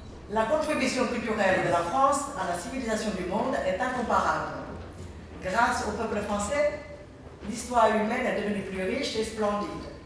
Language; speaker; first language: French; non-native, fluent; Chinese